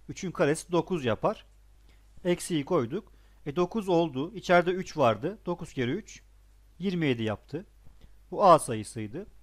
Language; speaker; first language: Turkish; native; Turkish